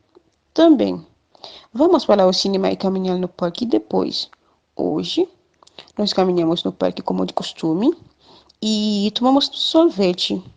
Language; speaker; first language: Portuguese; non-native, learner; Haitian Creole